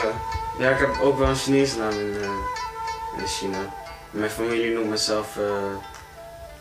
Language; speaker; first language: Dutch; early bilingual, other home language; Cantonese